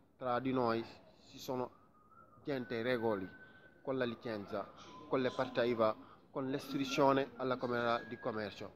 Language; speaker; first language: Italian; non-native, fluent; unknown